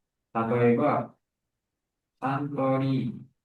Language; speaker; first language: Japanese; non-native, learner; Indonesian